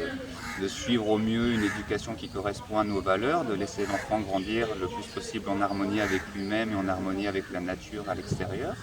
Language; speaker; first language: French; native; French